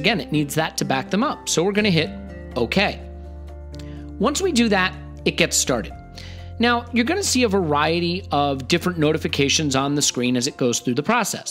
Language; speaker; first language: English; native; English